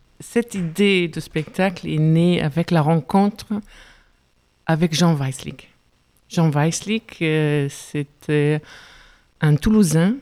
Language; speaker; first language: French; non-native, fluent; German